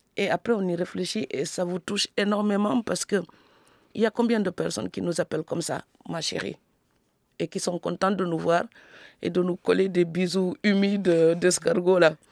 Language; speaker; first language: French; non-native, local second language; Serer